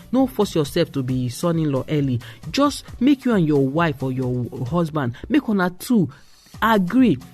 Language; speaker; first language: Nigerian Pidgin; non-native, local second language; Igbo